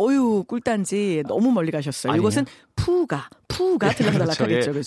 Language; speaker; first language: Korean; native; Korean